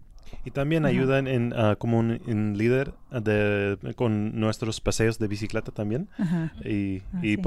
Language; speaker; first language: Spanish; non-native, learner; English